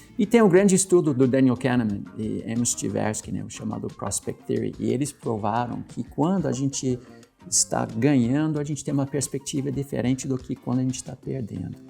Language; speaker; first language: Portuguese; non-native, fluent; English